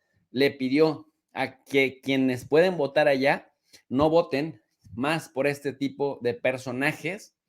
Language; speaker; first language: Spanish; native; Spanish